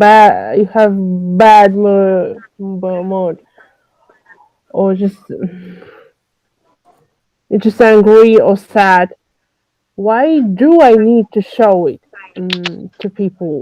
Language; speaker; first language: English; non-native, learner; French